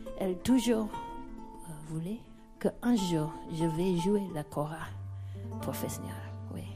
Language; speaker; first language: French; non-native, learner; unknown